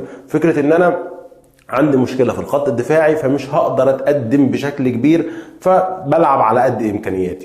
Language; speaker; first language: Arabic; native; Arabic